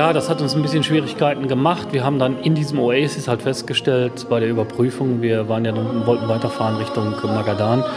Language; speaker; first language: German; native; German